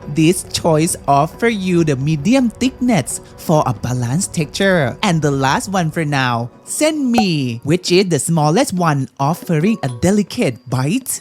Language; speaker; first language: English; non-native, fluent; Thai